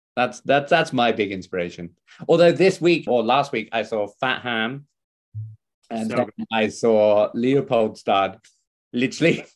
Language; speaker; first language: English; native; English